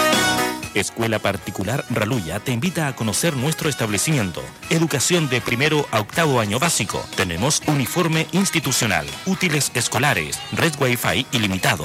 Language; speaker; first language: Spanish; native; Spanish